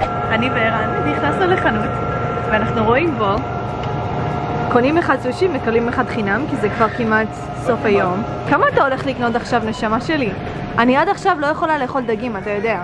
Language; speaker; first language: Hebrew; early bilingual, heritage; Hebrew